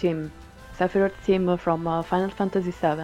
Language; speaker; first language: English; non-native, fluent; Italian